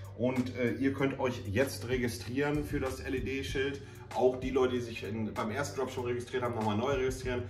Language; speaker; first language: German; native; German